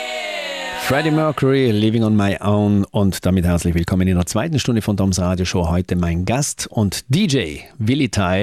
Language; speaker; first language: German; native; German